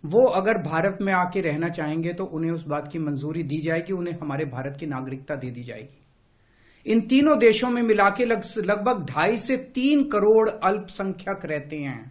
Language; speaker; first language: Hindi; native; Hindi